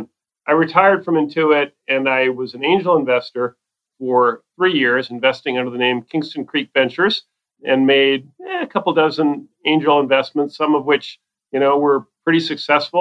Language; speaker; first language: English; native; English